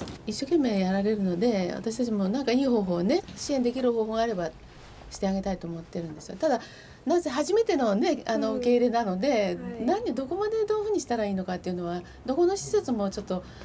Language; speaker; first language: Japanese; native; Japanese